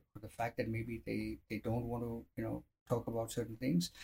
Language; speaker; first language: English; non-native, fluent; Arabic